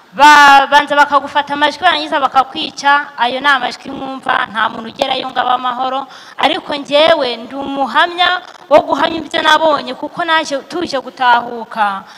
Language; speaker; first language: Kinyarwanda; early bilingual, heritage; Kinyarwanda